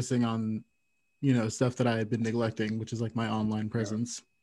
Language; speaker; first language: English; native; English